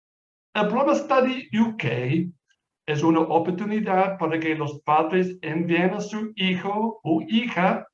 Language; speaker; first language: Spanish; non-native, fluent; English